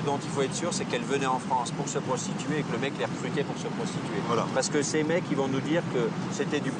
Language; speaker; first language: French; native; French